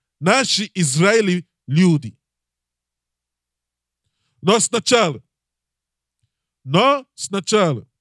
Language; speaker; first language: Russian; non-native, learner; English